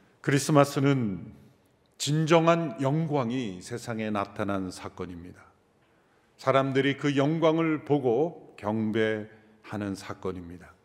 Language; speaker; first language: Korean; native; Korean